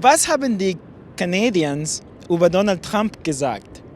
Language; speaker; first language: German; non-native, learner; English